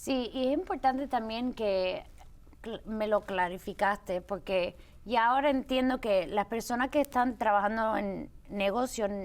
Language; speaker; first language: Spanish; early bilingual, heritage; Spanish